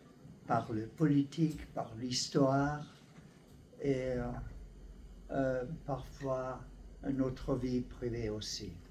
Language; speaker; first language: French; non-native, learner; Hungarian